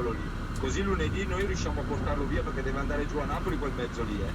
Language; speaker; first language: Italian; native; Italian